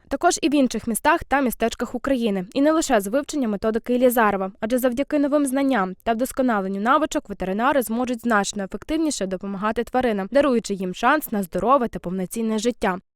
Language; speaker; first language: Ukrainian; native; Ukrainian